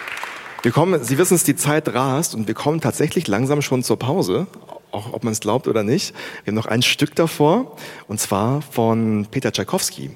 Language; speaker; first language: German; native; German